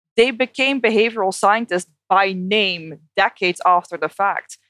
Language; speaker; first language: English; non-native, fluent; Dutch